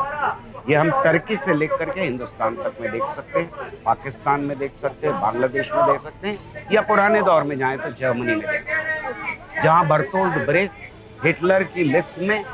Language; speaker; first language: Hindi; native; Hindi